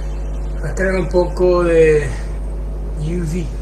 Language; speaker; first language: Spanish; non-native, fluent; Chinese